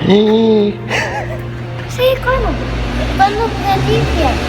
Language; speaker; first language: Spanish; early bilingual, heritage; English